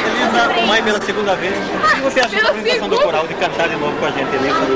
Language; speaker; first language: Portuguese; native; Portuguese